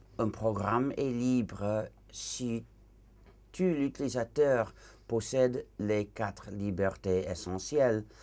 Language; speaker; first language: French; non-native, fluent; English